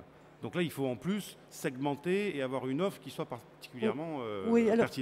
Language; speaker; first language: French; native; French